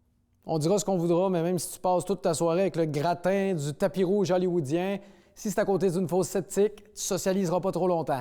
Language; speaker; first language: French; native; French